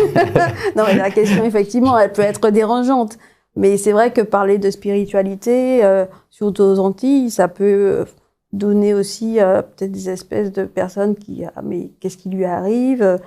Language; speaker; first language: French; native; French